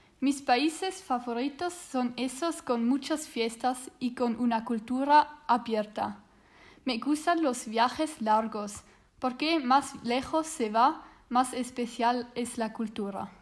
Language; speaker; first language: Spanish; non-native, learner; Swiss German